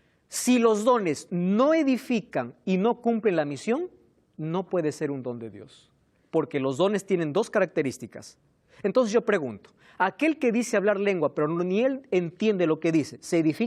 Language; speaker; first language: Spanish; native; Spanish